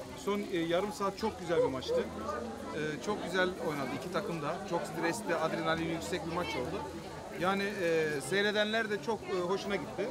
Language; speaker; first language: Turkish; early bilingual, other home language; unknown